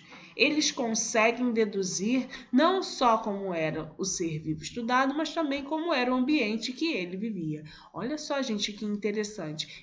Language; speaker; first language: Portuguese; native; Portuguese